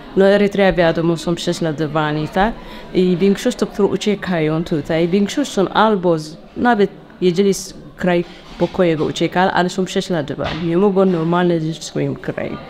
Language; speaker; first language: Polish; non-native, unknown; Tigrinya